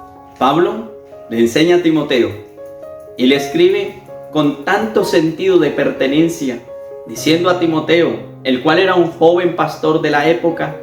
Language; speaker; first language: Spanish; native; Spanish